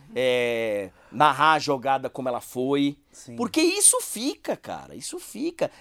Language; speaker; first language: Portuguese; native; Portuguese